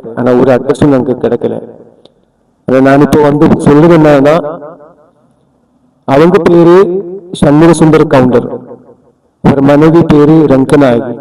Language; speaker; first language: Tamil; non-native, learner; Malayalam